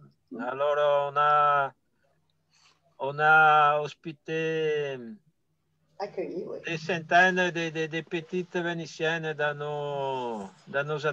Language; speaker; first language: French; non-native, fluent; Italian